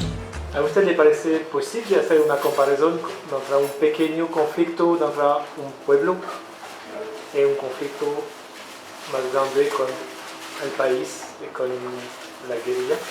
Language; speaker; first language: Spanish; non-native, learner; French